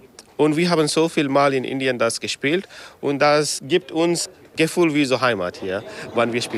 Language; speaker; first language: German; non-native, learner; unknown